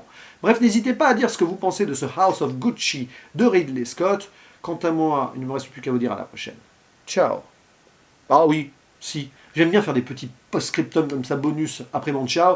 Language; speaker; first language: French; native; French